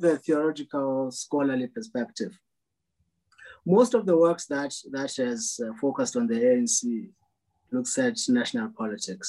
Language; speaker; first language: English; non-native, local second language; Xhosa